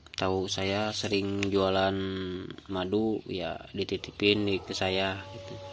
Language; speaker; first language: Indonesian; native; Indonesian